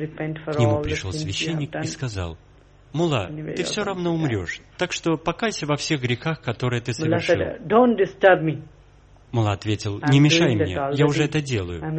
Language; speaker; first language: Russian; native; Russian